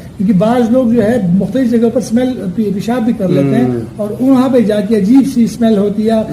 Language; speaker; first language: Urdu; non-native, local second language; Pashto